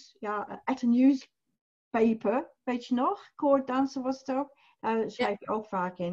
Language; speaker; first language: Dutch; non-native, fluent; English